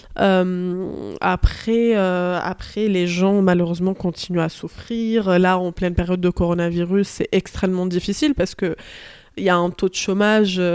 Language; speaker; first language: French; early bilingual, other home language; Arabic